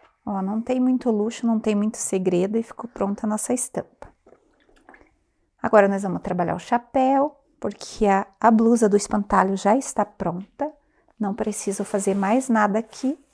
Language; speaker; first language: Portuguese; native; Portuguese